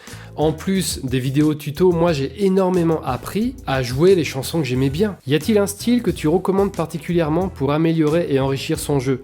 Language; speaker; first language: French; native; French